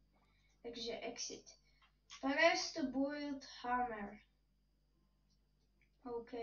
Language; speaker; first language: English; non-native, local second language; Slovak